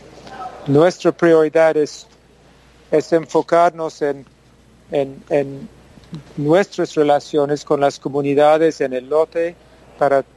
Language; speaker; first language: Spanish; non-native, fluent; English